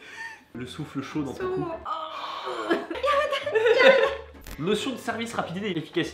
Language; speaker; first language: French; native; French